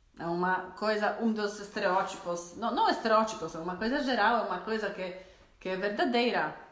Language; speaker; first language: Portuguese; non-native, fluent; Polish